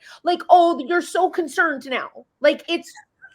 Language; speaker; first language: English; native; English